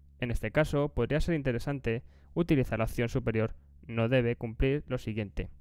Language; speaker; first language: Spanish; native; Spanish